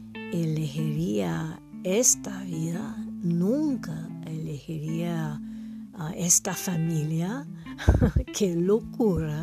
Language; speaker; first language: Spanish; non-native, learner; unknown